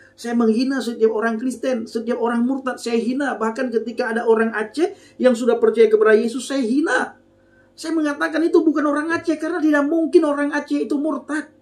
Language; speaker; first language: Indonesian; non-native, local second language; Achinese